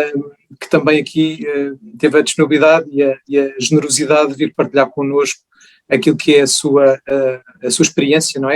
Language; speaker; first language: Portuguese; native; Portuguese